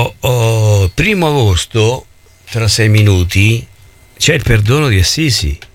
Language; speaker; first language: Italian; native; Italian